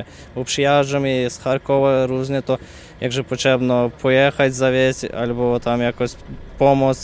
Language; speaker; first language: Polish; non-native, learner; Ukrainian